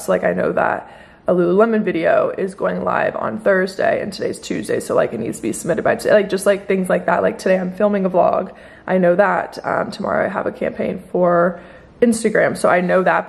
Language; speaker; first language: English; native; English